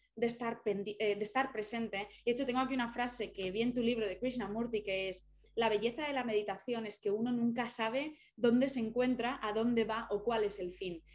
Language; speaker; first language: Spanish; native; Spanish